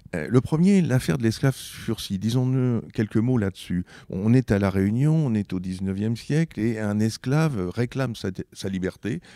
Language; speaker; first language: French; native; French